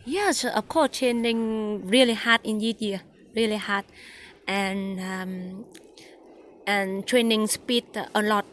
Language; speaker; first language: English; non-native, learner; Vietnamese